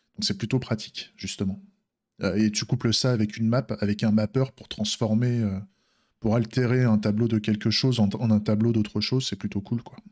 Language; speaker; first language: French; native; French